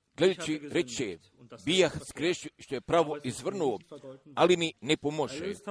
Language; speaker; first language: Croatian; early bilingual, heritage; Croatian